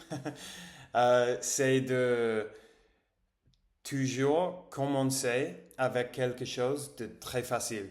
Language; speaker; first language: French; non-native, learner; English